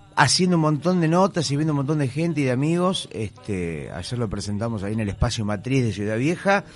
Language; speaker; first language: Spanish; native; Spanish